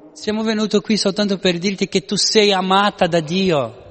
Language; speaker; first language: Italian; non-native, fluent; Portuguese